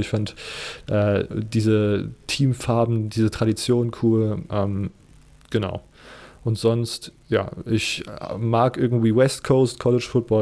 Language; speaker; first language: German; native; German